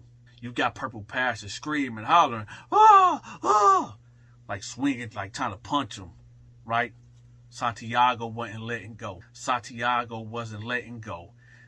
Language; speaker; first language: English; native; English